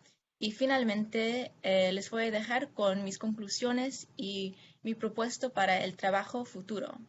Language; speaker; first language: Spanish; non-native, fluent; English